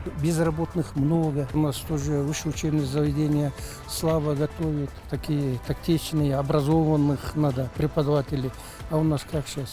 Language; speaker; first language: Russian; non-native, local second language; Kyrgyz